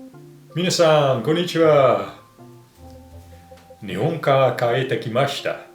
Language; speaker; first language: Japanese; non-native, fluent; Dutch